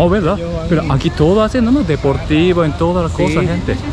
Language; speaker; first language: Spanish; non-native, learner; Japanese